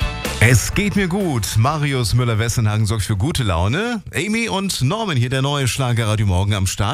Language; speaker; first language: German; native; German